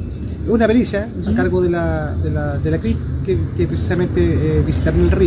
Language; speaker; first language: Spanish; native; Spanish